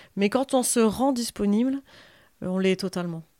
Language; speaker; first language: French; native; French